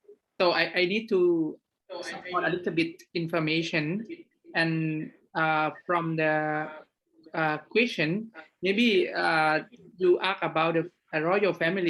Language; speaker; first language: English; non-native, fluent; Thai